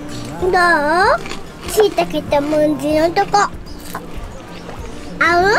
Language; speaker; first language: Japanese; native; Japanese